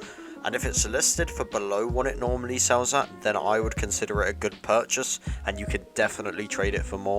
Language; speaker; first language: English; native; English